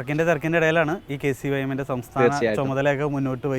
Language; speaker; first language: Malayalam; native; Malayalam